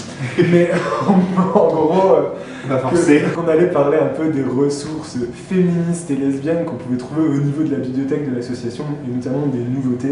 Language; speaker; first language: French; native; French